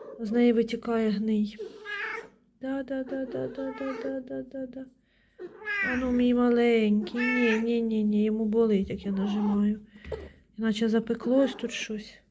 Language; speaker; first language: Ukrainian; native; Ukrainian